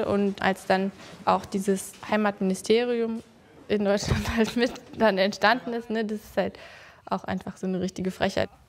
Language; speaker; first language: German; native; German